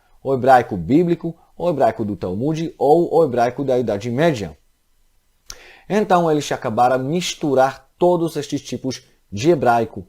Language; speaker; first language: Portuguese; non-native, fluent; Hebrew